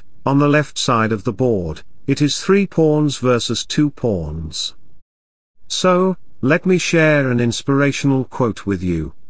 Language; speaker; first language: English; non-native, local second language; Hindi